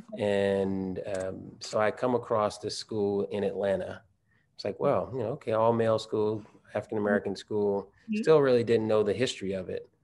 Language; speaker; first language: English; native; English